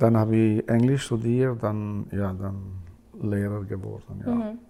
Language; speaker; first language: German; non-native, learner; Albanian